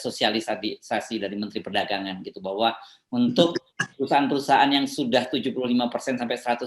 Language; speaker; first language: Indonesian; native; Indonesian